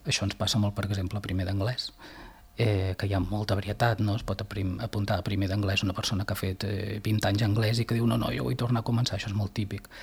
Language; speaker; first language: Catalan; native; Catalan